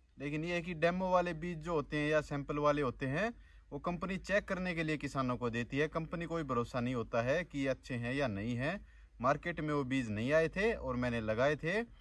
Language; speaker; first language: Hindi; native; Hindi